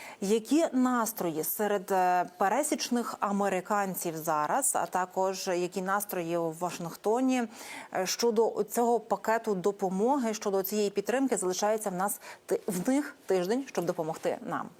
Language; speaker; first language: Ukrainian; native; Ukrainian